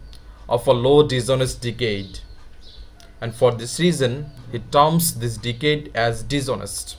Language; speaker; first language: English; non-native, fluent; Bangla